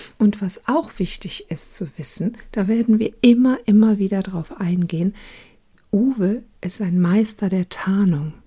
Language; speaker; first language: German; early bilingual, other home language; Croatian